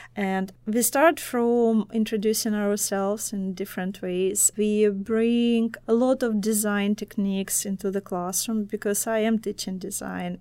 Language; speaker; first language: English; non-native, fluent; Russian